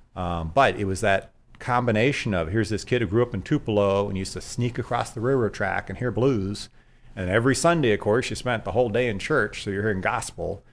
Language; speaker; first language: English; native; English